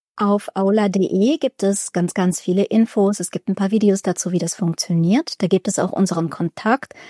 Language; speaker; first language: German; early bilingual, other home language; Russian